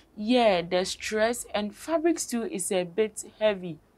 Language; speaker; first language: English; non-native, local second language; Akan